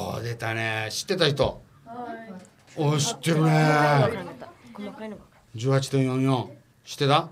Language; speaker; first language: Japanese; native; Japanese